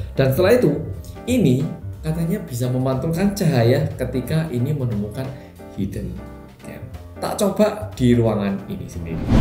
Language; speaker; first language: Indonesian; non-native, fluent; Korean